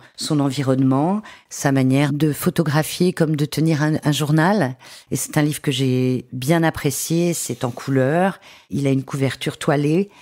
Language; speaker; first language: French; native; French